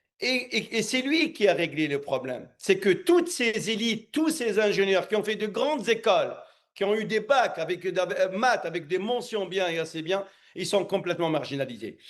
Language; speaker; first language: French; non-native, local second language; Arabic